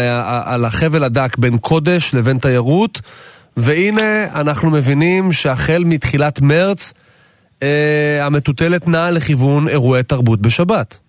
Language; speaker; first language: Hebrew; native; Hebrew